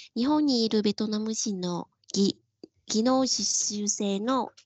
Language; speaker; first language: Japanese; non-native, fluent; Vietnamese